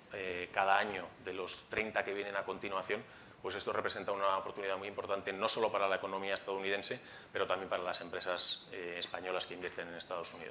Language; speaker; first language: Spanish; native; Spanish